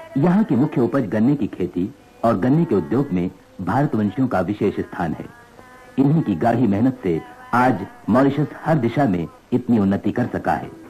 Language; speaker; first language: Hindi; native; Hindi